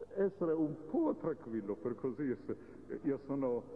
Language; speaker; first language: Italian; non-native, learner; Hebrew